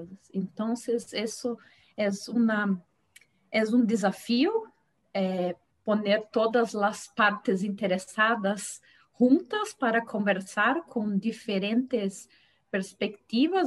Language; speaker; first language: Spanish; non-native, fluent; Portuguese